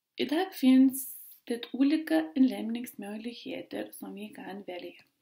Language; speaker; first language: Swedish; non-native, learner; Lithuanian